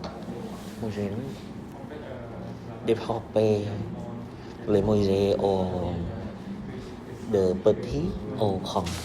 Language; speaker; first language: French; non-native, learner; Khmer